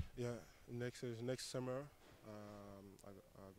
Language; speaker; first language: English; non-native, learner; French